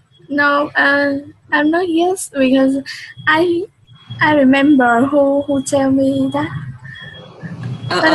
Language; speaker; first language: English; non-native, learner; Vietnamese